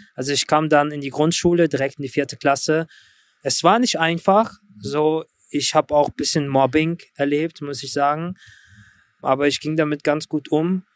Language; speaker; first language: German; early bilingual, other home language; Russian